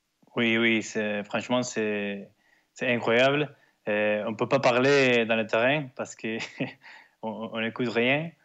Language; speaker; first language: French; non-native, learner; Spanish